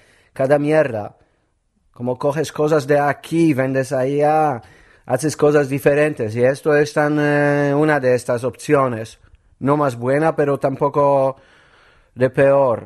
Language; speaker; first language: Spanish; non-native, learner; Polish